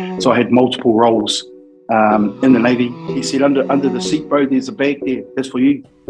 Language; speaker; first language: English; native; English